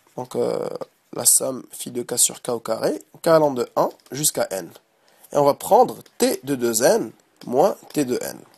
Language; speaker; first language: French; non-native, local second language; Arabic